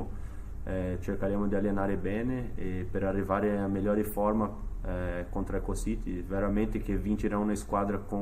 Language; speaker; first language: Italian; non-native, fluent; Portuguese